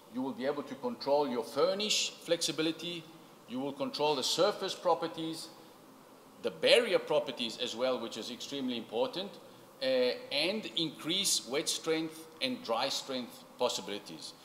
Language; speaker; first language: English; non-native, fluent; Italian